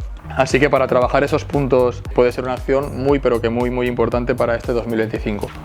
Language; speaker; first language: Spanish; native; Spanish